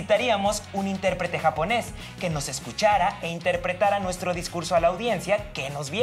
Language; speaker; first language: Spanish; native; Spanish